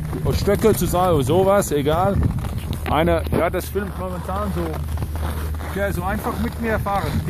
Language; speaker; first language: German; non-native, fluent; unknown